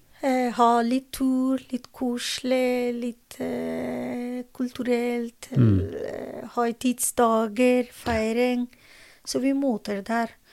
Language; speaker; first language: Norwegian; non-native, learner; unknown